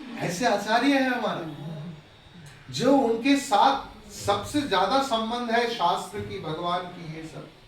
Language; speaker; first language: Hindi; non-native, local second language; Bangla